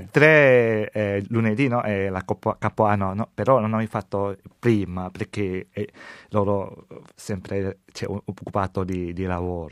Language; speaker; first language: Italian; non-native, learner; Chinese